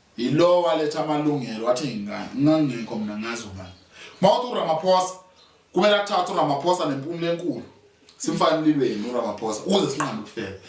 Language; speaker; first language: Zulu; native; Zulu